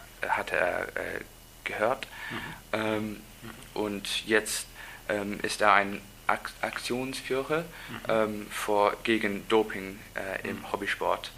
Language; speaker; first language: German; non-native, learner; English